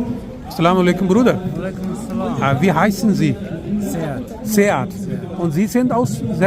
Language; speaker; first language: German; non-native, learner; Urdu